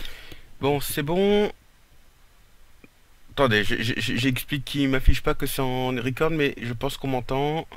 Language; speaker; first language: French; native; French